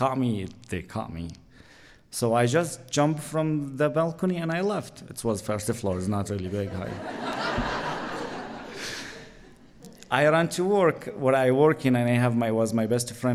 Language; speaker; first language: English; non-native, learner; Arabic